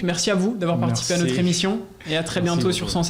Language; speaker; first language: French; native; French